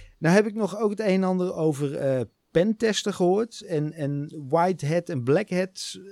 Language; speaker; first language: Dutch; native; Dutch